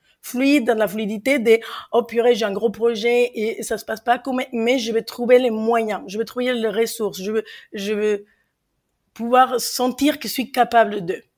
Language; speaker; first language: French; non-native, fluent; Spanish